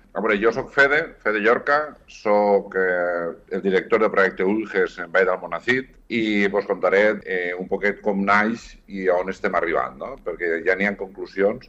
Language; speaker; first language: Catalan; native; Catalan